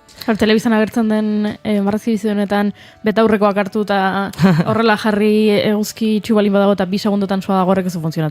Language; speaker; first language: Basque; native; Basque